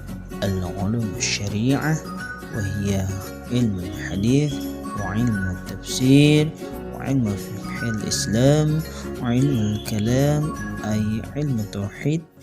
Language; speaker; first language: Arabic; non-native, learner; Indonesian